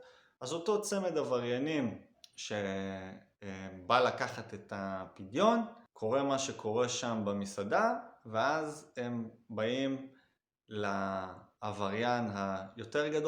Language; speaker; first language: Hebrew; native; Hebrew